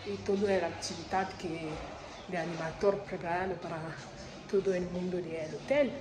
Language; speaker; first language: Spanish; non-native, learner; French